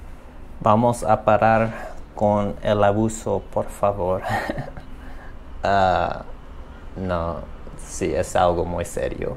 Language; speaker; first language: Spanish; non-native, learner; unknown